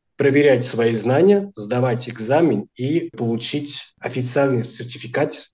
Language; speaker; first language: Russian; non-native, fluent; Portuguese